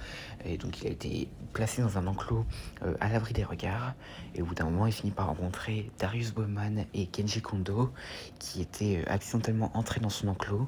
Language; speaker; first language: French; native; French